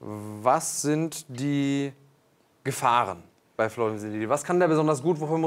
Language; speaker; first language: German; native; German